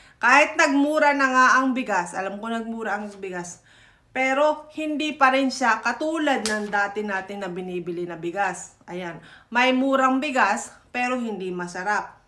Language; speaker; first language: Filipino; native; Filipino